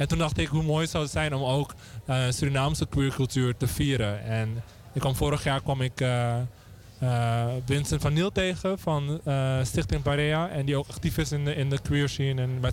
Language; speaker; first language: Dutch; early bilingual, other home language; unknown